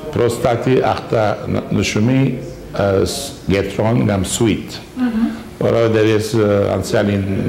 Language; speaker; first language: Armenian; early bilingual, heritage; Armenian